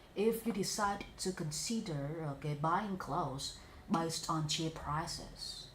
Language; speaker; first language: English; non-native, fluent; Vietnamese